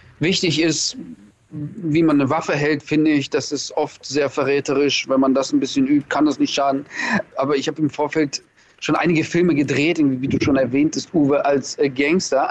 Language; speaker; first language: German; early bilingual, other home language; Russian